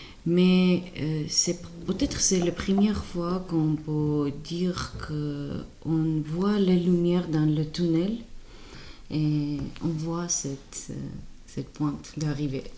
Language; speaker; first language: French; non-native, fluent; Armenian